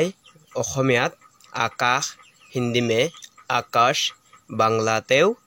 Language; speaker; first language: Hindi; non-native, local second language; Assamese